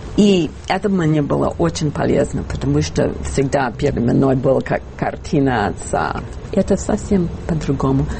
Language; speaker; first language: Russian; non-native, fluent; English